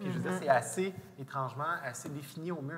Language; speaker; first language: French; native; French